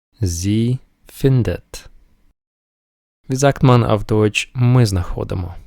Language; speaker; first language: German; non-native, fluent; Ukrainian